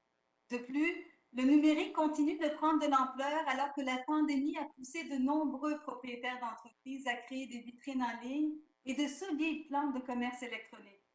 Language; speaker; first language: French; native; French